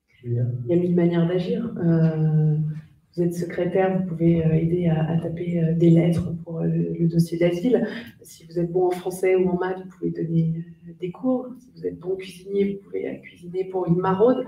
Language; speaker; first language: French; native; French